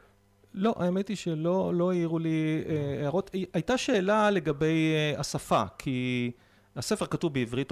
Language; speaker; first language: Hebrew; native; Hebrew